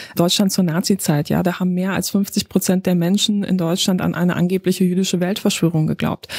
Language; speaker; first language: German; non-native, fluent; Polish